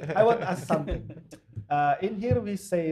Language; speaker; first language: English; non-native, learner; Indonesian